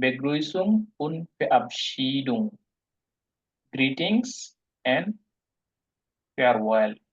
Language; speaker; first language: German; non-native, learner; Bangla